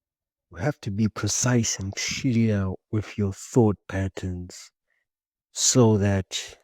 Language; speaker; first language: English; native; English